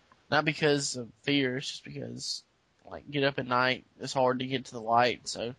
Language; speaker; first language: English; native; English